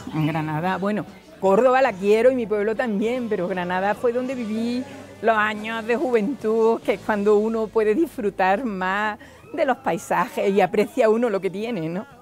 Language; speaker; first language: Spanish; native; Spanish